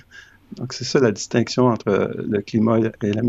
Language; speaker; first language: French; native; French